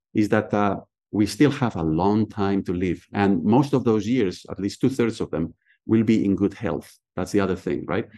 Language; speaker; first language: English; non-native, fluent; Spanish